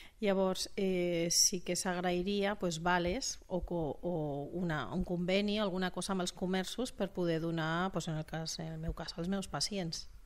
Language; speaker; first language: Catalan; non-native, local second language; Spanish